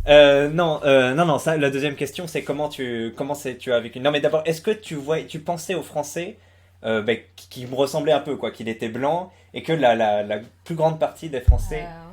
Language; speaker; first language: French; native; French